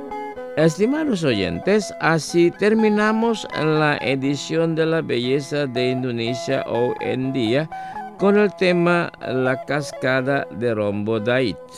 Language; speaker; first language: Spanish; non-native, fluent; Indonesian